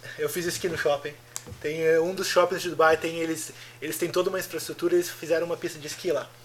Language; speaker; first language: Portuguese; native; Portuguese